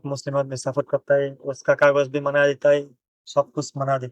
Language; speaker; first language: Hindi; non-native, learner; Bangla